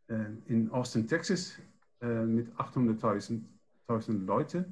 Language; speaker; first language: German; non-native, learner; Dutch